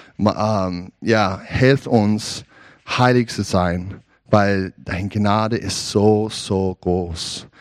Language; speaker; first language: German; non-native, learner; English